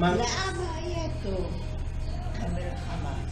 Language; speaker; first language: Hebrew; non-native, fluent; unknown